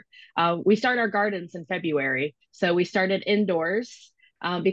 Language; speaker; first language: English; native; English